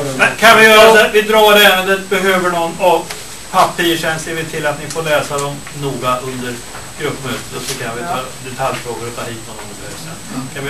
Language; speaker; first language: Swedish; native; Swedish